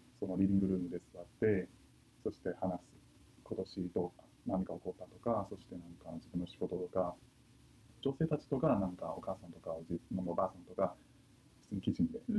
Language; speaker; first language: Japanese; non-native, fluent; Chinese